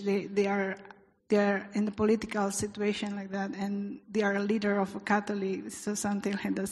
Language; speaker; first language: English; non-native, local second language; Iloko